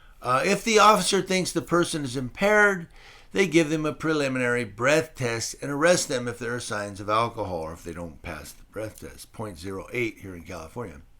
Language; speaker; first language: English; native; English